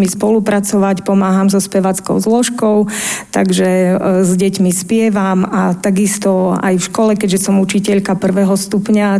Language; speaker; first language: Slovak; non-native, local second language; Rusyn